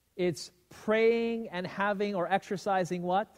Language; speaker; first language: English; native; English